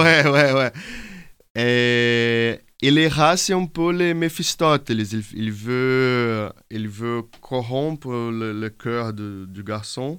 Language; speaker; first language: French; non-native, fluent; Portuguese